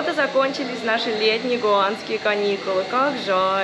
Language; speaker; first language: Russian; native; Russian